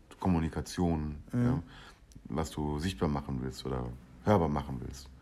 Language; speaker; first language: German; native; German